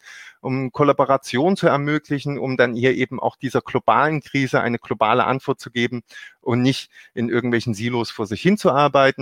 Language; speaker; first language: German; native; German